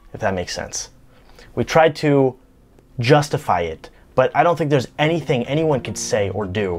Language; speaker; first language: English; native; English